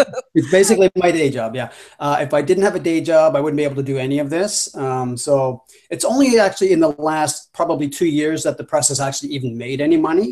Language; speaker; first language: English; native; English